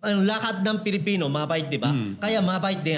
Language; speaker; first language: Filipino; non-native, learner; Japanese